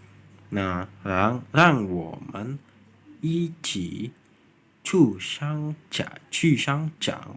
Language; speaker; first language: Chinese; non-native, learner; Indonesian